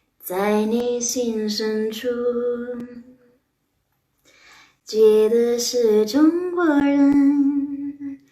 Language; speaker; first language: Chinese; non-native, learner; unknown